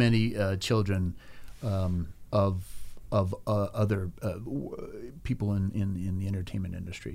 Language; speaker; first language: English; native; English